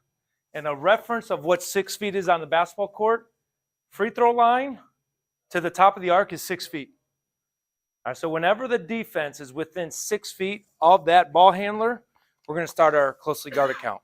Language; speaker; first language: English; native; English